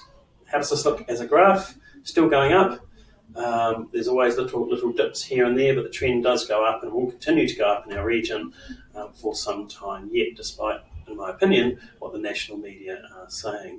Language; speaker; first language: English; native; English